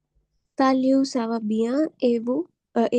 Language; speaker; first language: French; non-native, learner; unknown